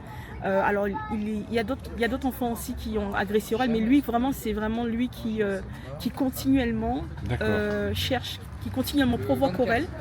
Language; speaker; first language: French; native; French